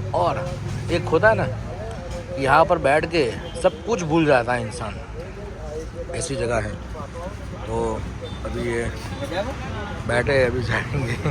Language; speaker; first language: Hindi; non-native, local second language; Gujarati